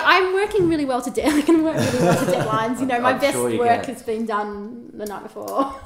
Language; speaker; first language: English; native; English